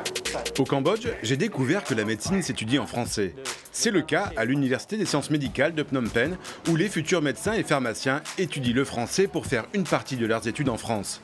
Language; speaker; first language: French; native; French